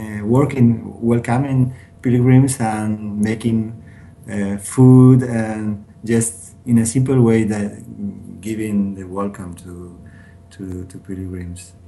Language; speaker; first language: English; non-native, learner; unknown